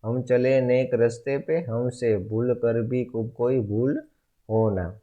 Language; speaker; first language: Hindi; non-native, local second language; Gujarati